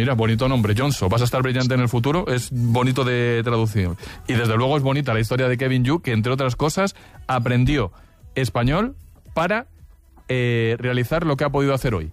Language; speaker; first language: Spanish; native; Spanish